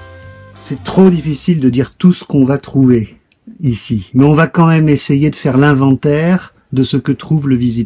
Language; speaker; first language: French; native; French